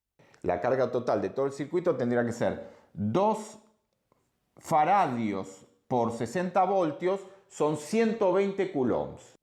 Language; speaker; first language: Spanish; native; Spanish